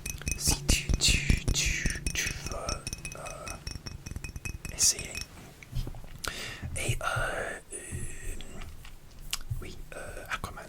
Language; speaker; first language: French; non-native, learner; English